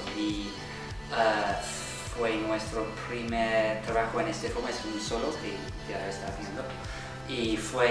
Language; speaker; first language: Spanish; non-native, fluent; English